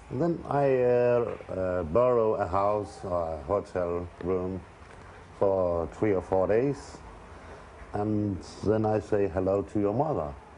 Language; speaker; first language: English; non-native, learner; Danish